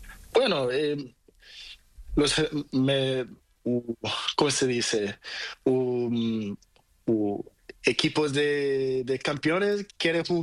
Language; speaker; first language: Spanish; non-native, learner; Portuguese